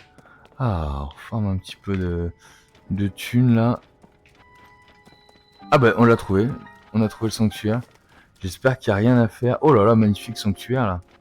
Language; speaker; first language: French; native; French